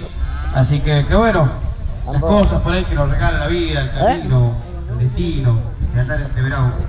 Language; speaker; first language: Spanish; native; Spanish